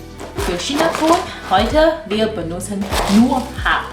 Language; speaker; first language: German; non-native, learner; Chinese